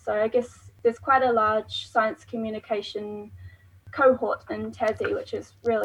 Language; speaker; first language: English; native; English